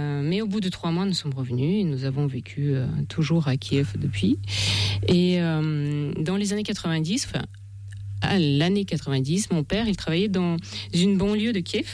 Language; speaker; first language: French; non-native, fluent; Russian